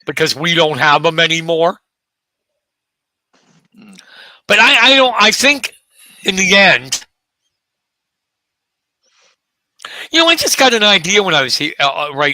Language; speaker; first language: English; native; English